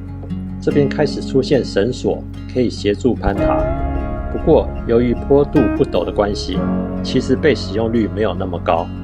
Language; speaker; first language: Chinese; native; Chinese